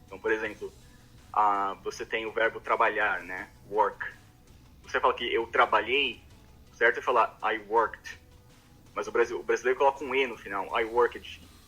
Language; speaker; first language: Portuguese; native; Portuguese